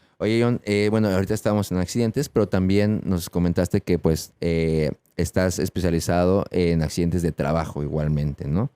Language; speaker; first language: Spanish; native; Spanish